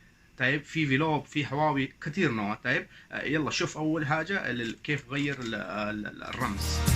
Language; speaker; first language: Arabic; non-native, learner; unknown